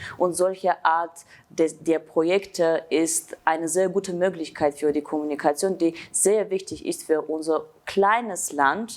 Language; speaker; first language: German; non-native, fluent; Armenian